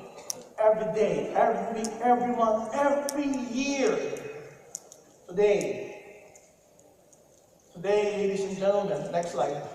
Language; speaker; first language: English; non-native, local second language; Filipino